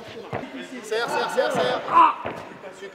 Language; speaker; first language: French; native; French